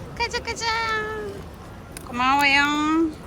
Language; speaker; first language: Korean; non-native, learner; Turkish